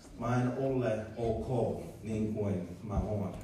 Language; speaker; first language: Finnish; non-native, learner; English